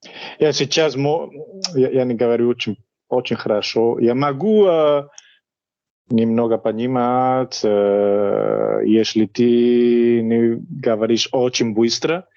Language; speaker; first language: Russian; non-native, learner; Spanish